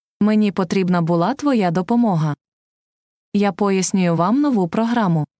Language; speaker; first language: Ukrainian; native; Ukrainian